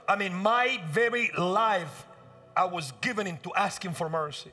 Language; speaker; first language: English; early bilingual, other home language; Spanish